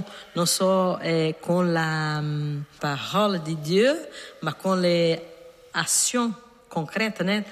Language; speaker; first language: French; non-native, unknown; Portuguese